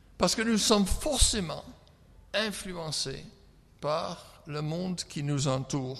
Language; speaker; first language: French; non-native, fluent; English